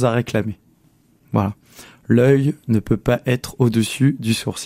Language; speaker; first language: French; native; French